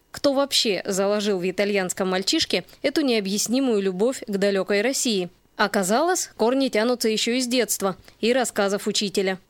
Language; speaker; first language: Russian; native; Russian